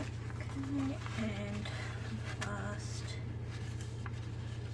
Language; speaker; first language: English; native; English